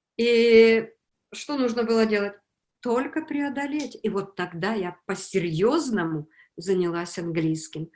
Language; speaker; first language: Russian; native; Russian